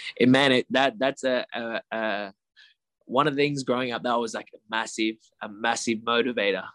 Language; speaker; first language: English; native; English